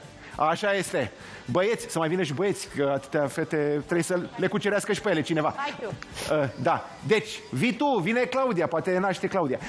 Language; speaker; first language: Romanian; native; Romanian